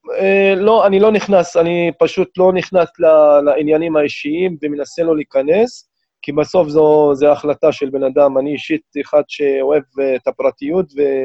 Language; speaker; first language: Hebrew; non-native, local second language; Arabic